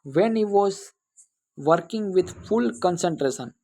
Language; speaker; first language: English; non-native, local second language; Gujarati